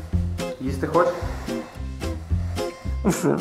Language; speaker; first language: Ukrainian; native; Ukrainian